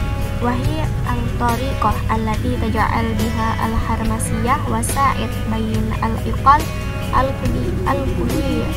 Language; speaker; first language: Arabic; non-native, learner; Indonesian